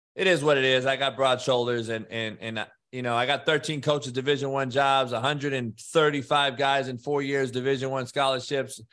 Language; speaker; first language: English; native; English